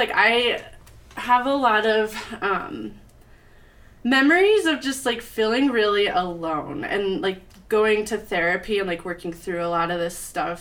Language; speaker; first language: English; native; English